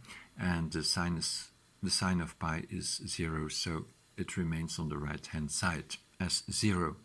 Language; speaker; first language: English; non-native, fluent; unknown